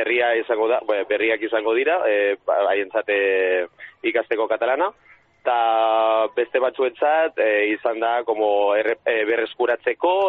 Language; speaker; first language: Basque; non-native, learner; Catalan